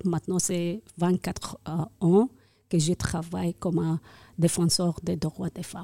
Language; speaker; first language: French; non-native, learner; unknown